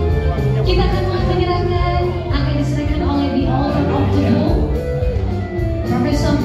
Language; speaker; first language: Indonesian; native; Indonesian